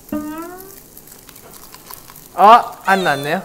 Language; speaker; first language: Korean; non-native, fluent; Thai